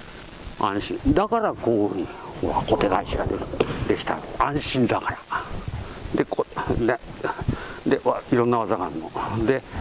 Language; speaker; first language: Japanese; native; Japanese